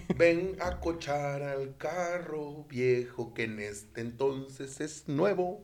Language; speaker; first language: Spanish; native; Spanish